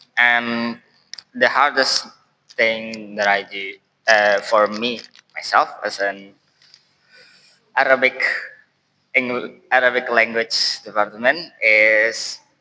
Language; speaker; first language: English; non-native, learner; Indonesian